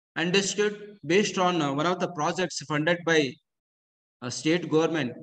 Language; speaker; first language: English; non-native, local second language; Kannada